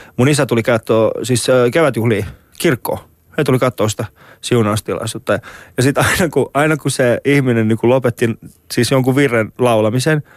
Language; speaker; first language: Finnish; early bilingual, other home language; Persian